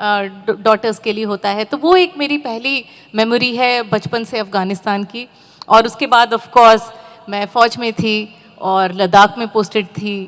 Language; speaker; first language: Hindi; native; Hindi